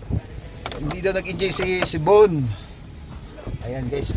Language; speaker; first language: Filipino; native; Filipino